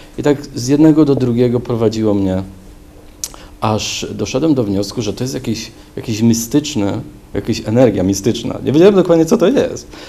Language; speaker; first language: Polish; native; Polish